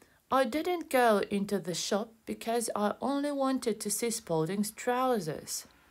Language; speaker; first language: English; non-native, fluent; Ukrainian